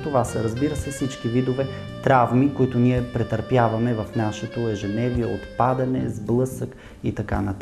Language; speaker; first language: Bulgarian; native; Bulgarian